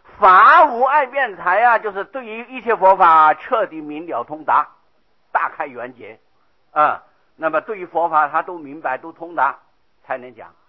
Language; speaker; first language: Chinese; non-native, local second language; Hakka Chinese